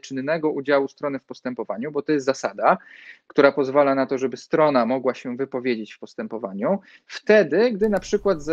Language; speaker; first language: Polish; native; Polish